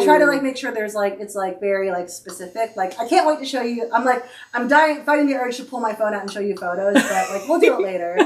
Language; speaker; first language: English; native; English